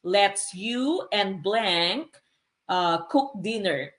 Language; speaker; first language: English; non-native, local second language; Filipino